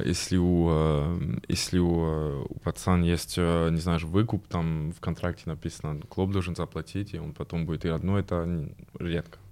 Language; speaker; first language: Russian; non-native, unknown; French